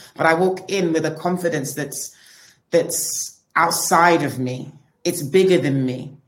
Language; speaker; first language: English; native; English